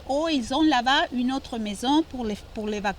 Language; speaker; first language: French; non-native, fluent; Spanish